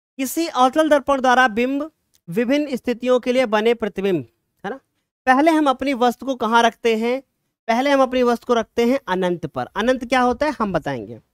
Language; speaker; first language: Hindi; native; Hindi